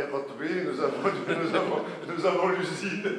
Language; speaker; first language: French; non-native, local second language; Arabic